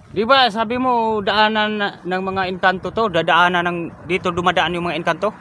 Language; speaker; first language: Filipino; non-native, local second language; Cebuano